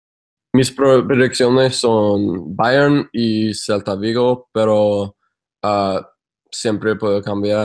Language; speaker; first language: Spanish; non-native, fluent; English